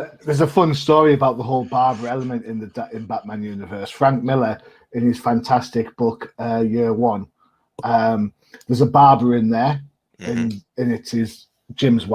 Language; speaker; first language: English; native; English